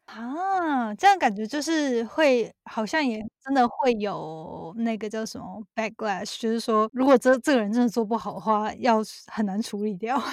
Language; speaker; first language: Chinese; native; Chinese